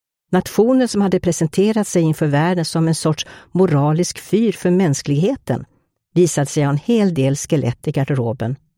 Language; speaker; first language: Swedish; native; Swedish